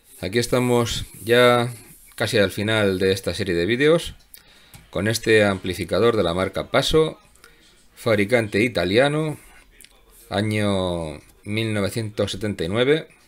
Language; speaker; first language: Spanish; native; Spanish